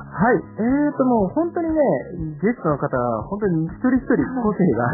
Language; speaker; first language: Japanese; native; Japanese